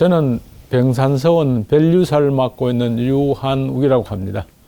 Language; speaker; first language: Korean; native; Korean